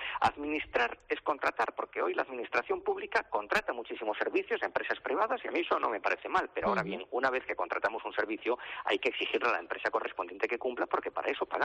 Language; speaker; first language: Spanish; native; Spanish